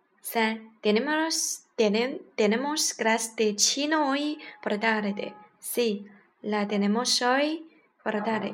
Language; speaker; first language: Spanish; non-native, learner; Chinese